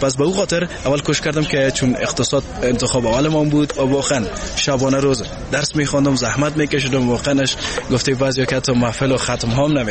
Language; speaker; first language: Persian; native; Persian